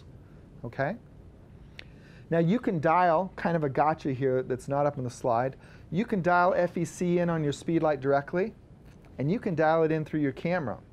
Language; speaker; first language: English; native; English